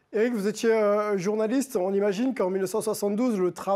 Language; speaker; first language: French; native; French